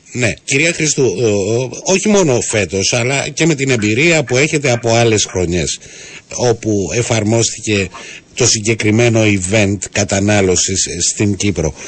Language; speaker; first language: Greek; native; Greek